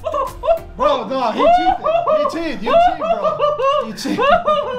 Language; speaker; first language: English; non-native, learner; Arabic